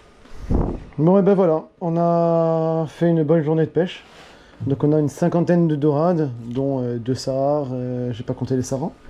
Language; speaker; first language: French; native; French